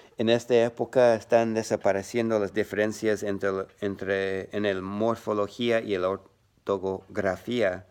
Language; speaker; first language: Spanish; non-native, learner; English